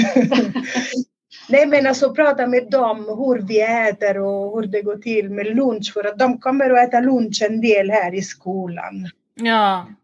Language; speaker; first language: Swedish; non-native, fluent; Italian